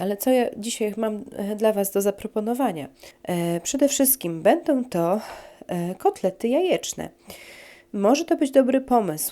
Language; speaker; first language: Polish; native; Polish